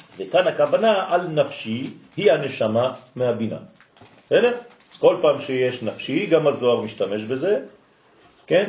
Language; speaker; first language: Hebrew; non-native, fluent; French